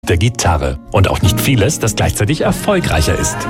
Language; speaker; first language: German; native; German